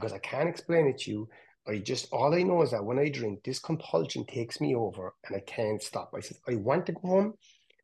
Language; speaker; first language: English; native; English